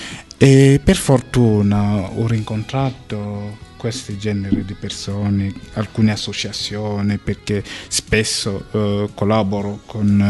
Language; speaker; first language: Italian; non-native, fluent; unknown